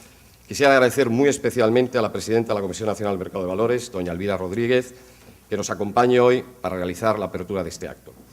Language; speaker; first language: Spanish; native; Spanish